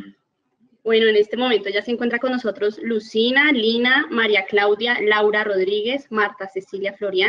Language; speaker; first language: Spanish; native; Spanish